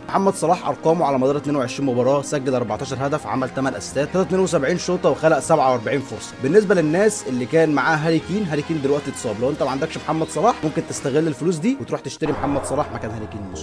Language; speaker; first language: Arabic; native; Arabic